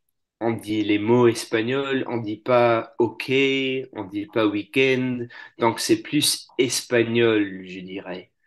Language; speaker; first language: French; non-native, fluent; English